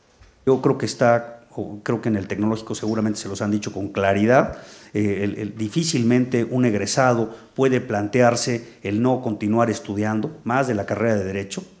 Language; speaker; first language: Spanish; native; Spanish